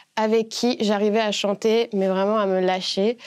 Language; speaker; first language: French; native; French